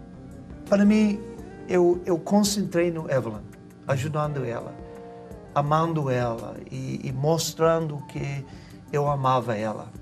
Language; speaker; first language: Portuguese; non-native, fluent; English